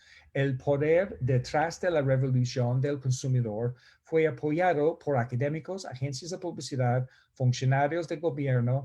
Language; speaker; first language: Spanish; non-native, fluent; English